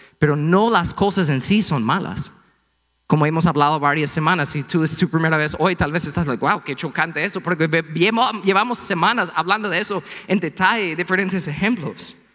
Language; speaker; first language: Spanish; non-native, fluent; English